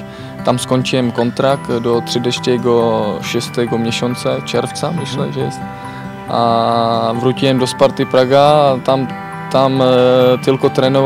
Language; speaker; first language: Polish; non-native, learner; Czech